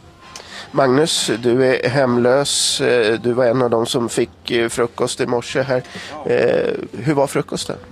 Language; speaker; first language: Swedish; native; Swedish